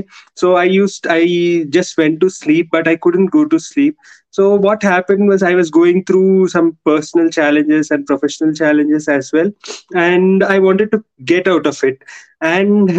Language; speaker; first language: English; non-native, local second language; Telugu